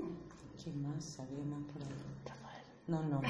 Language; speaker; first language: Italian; non-native, learner; Spanish